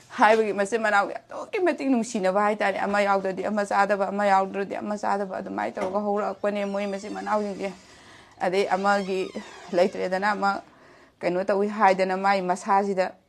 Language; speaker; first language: Manipuri; native; Manipuri